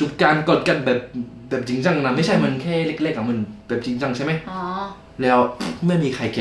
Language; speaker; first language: Thai; non-native, fluent; French